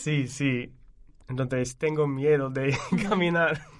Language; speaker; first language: Spanish; non-native, fluent; English